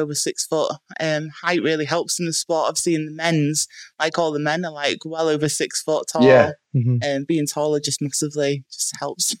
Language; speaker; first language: English; native; English